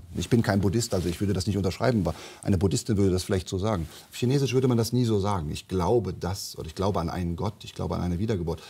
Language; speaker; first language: German; native; German